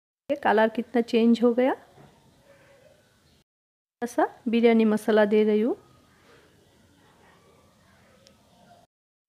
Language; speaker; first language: Hindi; non-native, local second language; Bangla